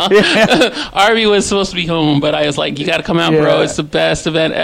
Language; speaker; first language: English; native; English